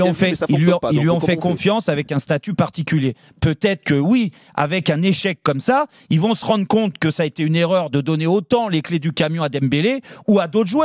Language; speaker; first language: French; native; French